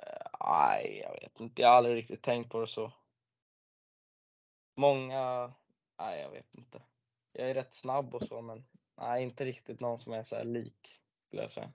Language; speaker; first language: Swedish; native; Swedish